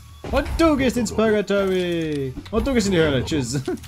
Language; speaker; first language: German; native; German